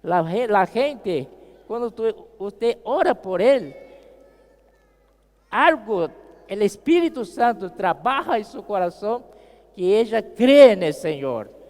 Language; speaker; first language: Spanish; non-native, fluent; Portuguese